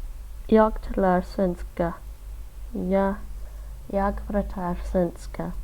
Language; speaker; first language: Swedish; non-native, learner; English